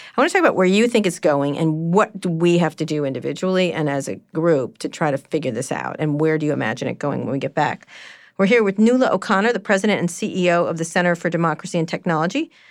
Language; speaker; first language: English; native; English